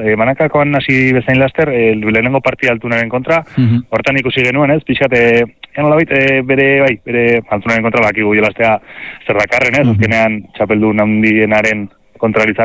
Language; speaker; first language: Basque; native; Basque